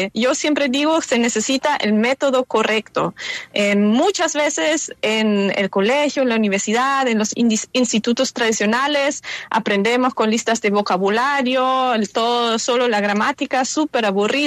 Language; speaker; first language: Spanish; non-native, fluent; German